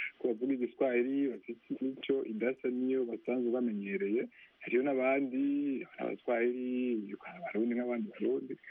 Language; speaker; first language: Rundi; non-native, local second language; Swahili